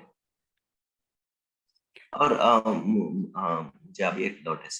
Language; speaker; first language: Hindi; non-native, local second language; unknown